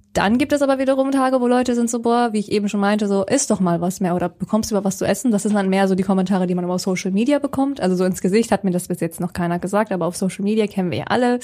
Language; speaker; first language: German; early bilingual, other home language; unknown